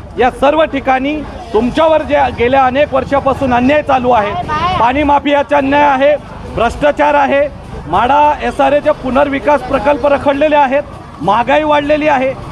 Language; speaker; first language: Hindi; non-native, local second language; Marathi